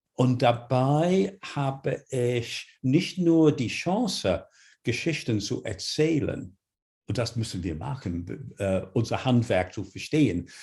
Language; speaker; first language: German; non-native, fluent; English